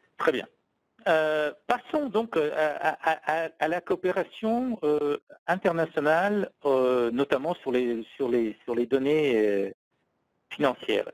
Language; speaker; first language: French; native; French